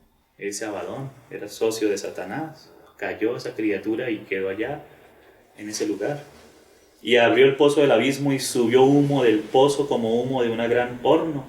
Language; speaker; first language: Spanish; native; Spanish